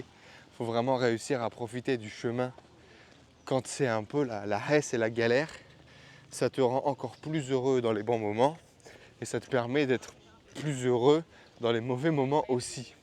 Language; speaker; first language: French; native; French